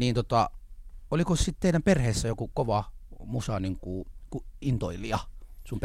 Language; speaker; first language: Finnish; early bilingual, other home language; Somali